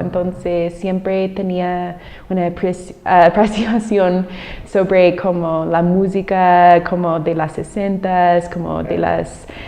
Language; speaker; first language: Spanish; non-native, fluent; English